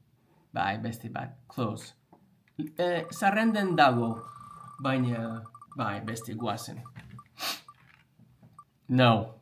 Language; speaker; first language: Basque; non-native, learner; English